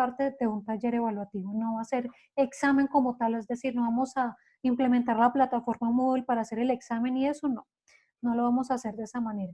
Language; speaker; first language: Spanish; native; Spanish